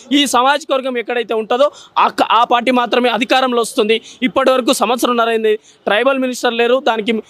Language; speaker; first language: Telugu; non-native, local second language; Lambadi